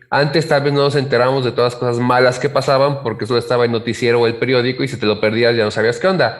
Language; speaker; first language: Spanish; native; Spanish